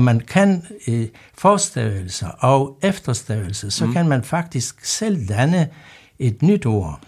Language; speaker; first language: Danish; non-native, fluent; Polish